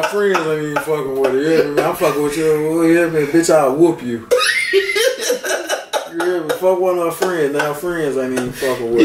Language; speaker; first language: English; native; English